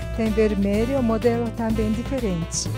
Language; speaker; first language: Portuguese; non-native, learner; Japanese